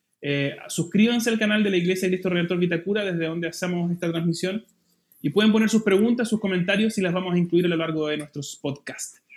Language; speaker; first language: Spanish; native; Spanish